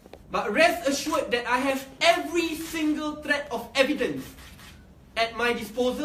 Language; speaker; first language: English; non-native, local second language; Malay